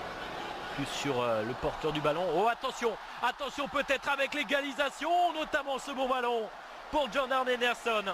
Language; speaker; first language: French; native; French